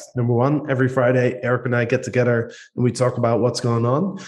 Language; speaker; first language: English; non-native, fluent; Dutch